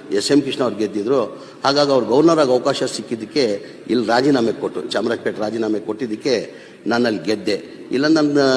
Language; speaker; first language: Kannada; non-native, local second language; Urdu